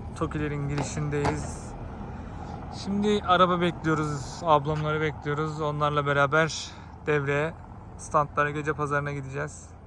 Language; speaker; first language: Turkish; native; Turkish